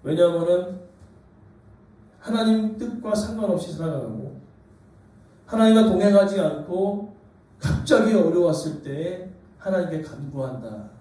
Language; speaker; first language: Korean; native; Korean